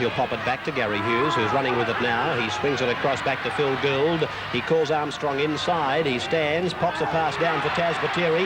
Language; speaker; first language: English; native; English